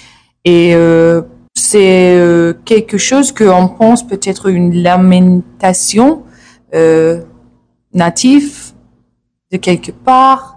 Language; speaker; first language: French; non-native, learner; English